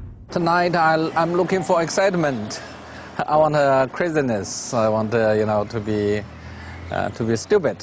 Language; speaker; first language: English; non-native, fluent; Chinese